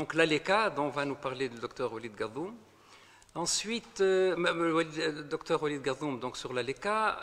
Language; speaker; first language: French; non-native, local second language; Arabic